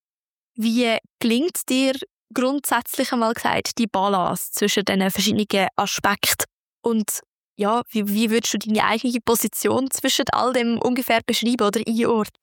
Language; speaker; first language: German; native; German